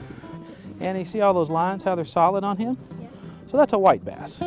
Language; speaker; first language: English; native; English